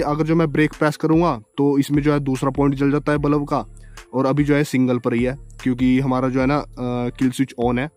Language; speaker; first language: Hindi; native; Hindi